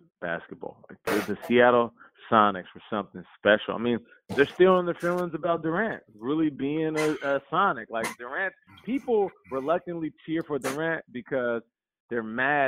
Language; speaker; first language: English; native; English